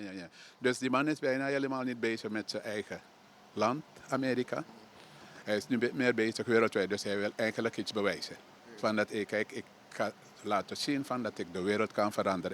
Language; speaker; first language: Dutch; native; Dutch